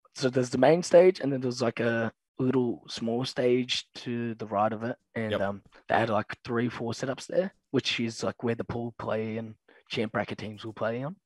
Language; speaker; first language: English; native; English